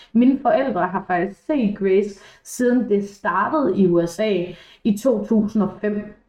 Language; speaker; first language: Danish; early bilingual, other home language; English